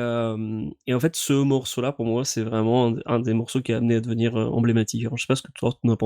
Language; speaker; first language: French; native; French